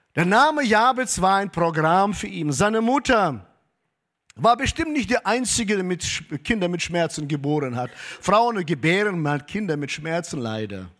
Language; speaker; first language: German; early bilingual, heritage; German